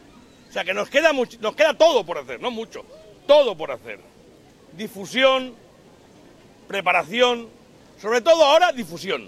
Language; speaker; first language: Spanish; native; Spanish